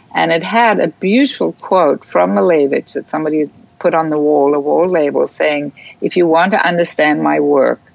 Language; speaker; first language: English; native; English